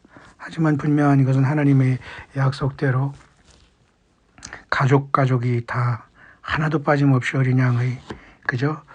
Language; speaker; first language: Korean; native; Korean